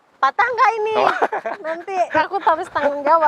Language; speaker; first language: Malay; non-native, local second language; Sundanese